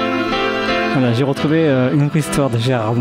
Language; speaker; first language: French; native; French